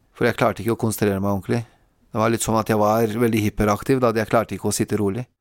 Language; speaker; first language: Norwegian; early bilingual, other home language; Kurdish